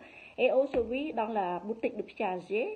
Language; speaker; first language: French; non-native, learner; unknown